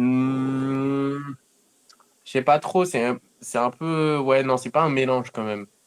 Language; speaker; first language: French; native; French